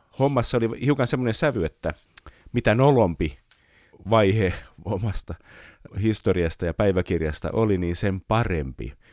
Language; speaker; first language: Finnish; native; Finnish